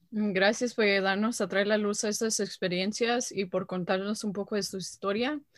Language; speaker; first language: Spanish; early bilingual, heritage; Spanish